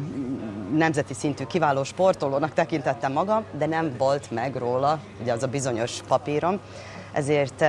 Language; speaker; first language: Hungarian; native; Hungarian